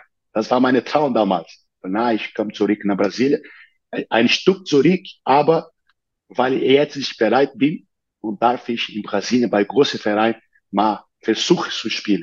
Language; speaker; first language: German; non-native, fluent; Portuguese